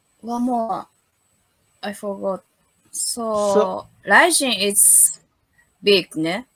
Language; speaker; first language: English; non-native, learner; Japanese